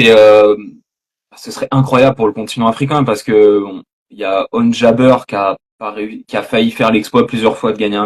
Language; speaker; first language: French; native; French